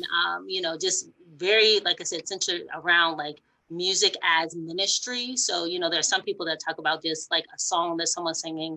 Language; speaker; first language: English; native; English